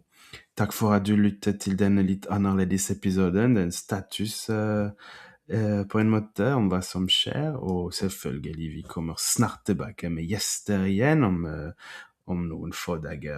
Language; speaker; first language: Norwegian; non-native, fluent; French